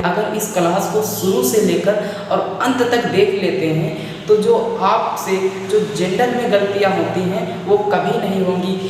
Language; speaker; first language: Hindi; native; Hindi